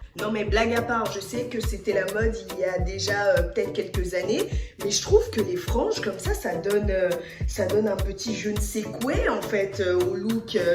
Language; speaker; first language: French; early bilingual, other home language; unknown